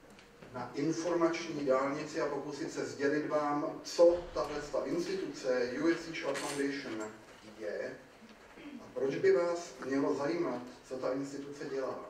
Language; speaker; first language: Czech; native; Czech